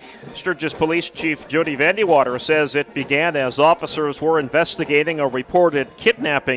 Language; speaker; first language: English; native; English